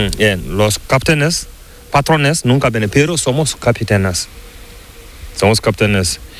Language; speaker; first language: Spanish; non-native, learner; Fula